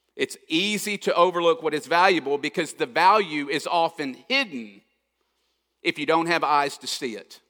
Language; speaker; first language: English; native; English